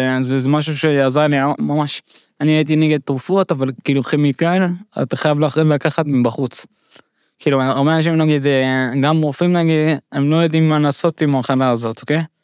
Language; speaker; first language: Hebrew; early bilingual, other home language; Russian